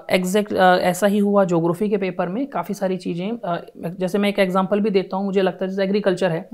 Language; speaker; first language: Hindi; native; Hindi